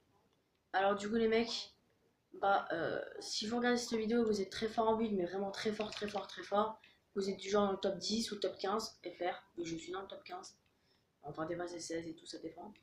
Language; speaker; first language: French; native; French